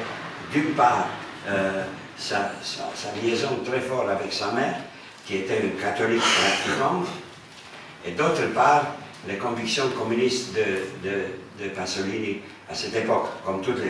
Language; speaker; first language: French; non-native, fluent; Romanian